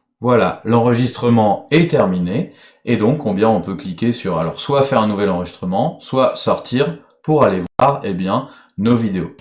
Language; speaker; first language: French; native; French